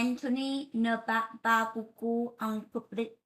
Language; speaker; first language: French; non-native, learner; Vietnamese